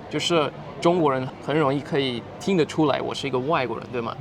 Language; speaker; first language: Chinese; non-native, fluent; Dutch